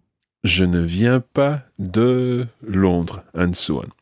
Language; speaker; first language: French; non-native, fluent; English